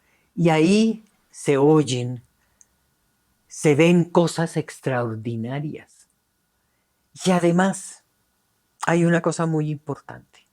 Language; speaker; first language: Spanish; native; Spanish